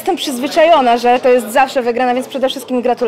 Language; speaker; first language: Polish; native; Polish